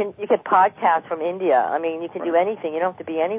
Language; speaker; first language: English; native; English